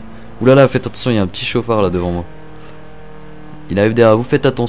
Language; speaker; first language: French; native; French